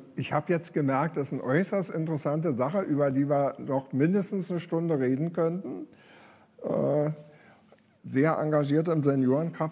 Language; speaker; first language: German; native; German